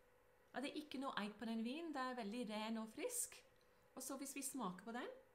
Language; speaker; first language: Norwegian; non-native, fluent; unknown